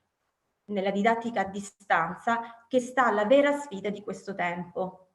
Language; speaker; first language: Italian; native; Italian